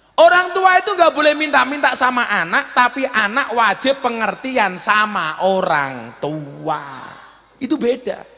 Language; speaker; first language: Indonesian; native; Indonesian